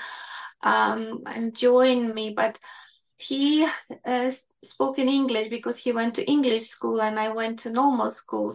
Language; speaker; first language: English; non-native, fluent; Ukrainian